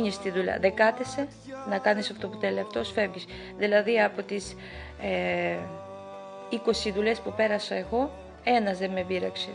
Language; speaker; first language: Greek; non-native, fluent; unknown